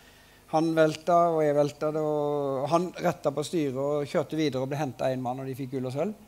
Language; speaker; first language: Norwegian; native; Norwegian